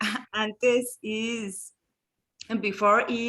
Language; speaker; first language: English; non-native, learner; Spanish